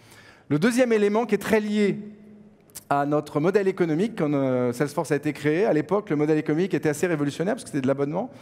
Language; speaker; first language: French; native; French